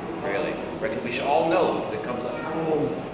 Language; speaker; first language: English; native; English